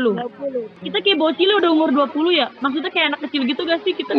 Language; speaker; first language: Indonesian; native; Indonesian